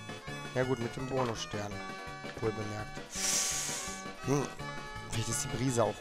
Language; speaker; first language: German; native; German